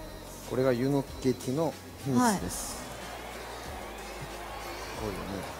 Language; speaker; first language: Japanese; non-native, fluent; Korean